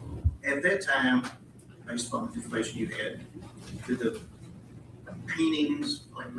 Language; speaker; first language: English; native; English